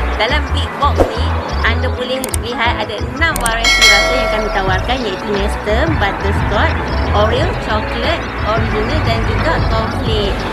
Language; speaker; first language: Malay; native; Malay